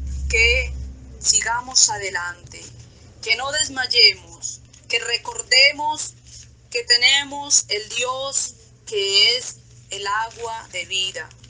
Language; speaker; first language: Spanish; native; Spanish